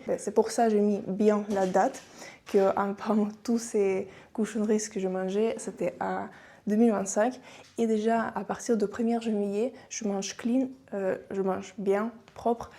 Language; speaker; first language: French; non-native, fluent; Russian